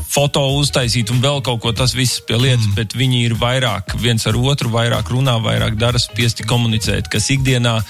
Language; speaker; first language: Latvian; native; Latvian